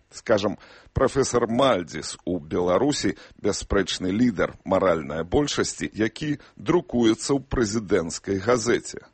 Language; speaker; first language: Belarusian; native; Belarusian